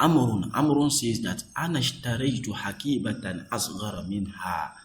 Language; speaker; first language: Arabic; non-native, fluent; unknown